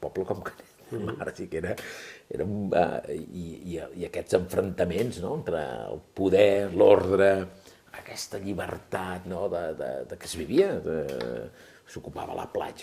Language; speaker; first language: Catalan; native; Catalan